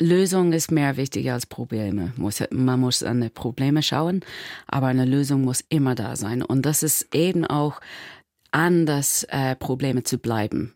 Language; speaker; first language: German; non-native, learner; English